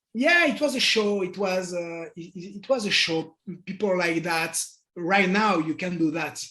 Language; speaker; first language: English; non-native, learner; French